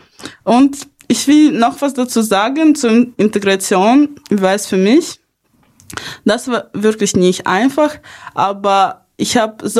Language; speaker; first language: German; non-native, fluent; Ukrainian